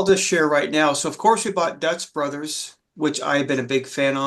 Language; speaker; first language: English; native; English